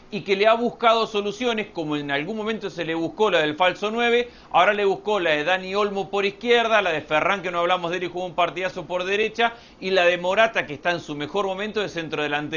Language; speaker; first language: Spanish; native; Spanish